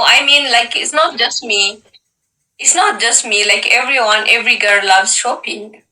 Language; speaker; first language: English; non-native, local second language; Amharic